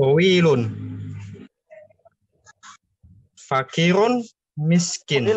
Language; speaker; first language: Arabic; non-native, learner; Indonesian